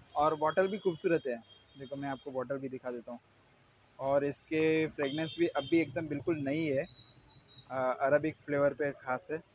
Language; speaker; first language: Hindi; non-native, local second language; Gujarati